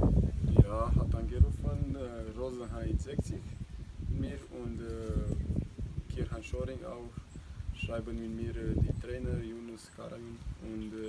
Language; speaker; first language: German; non-native, learner; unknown